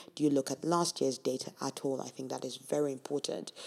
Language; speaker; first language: English; non-native, local second language; Yoruba